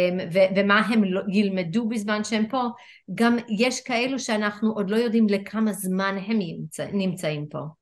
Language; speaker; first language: Hebrew; non-native, fluent; English